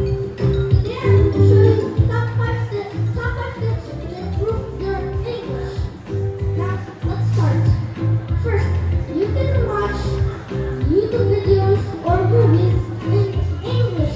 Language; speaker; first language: English; non-native, learner; Indonesian